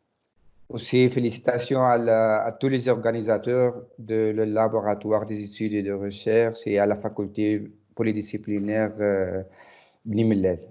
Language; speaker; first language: French; non-native, learner; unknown